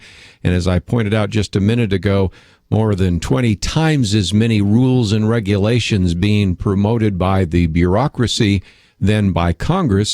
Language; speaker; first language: English; native; English